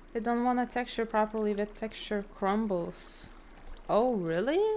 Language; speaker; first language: English; non-native, fluent; Lithuanian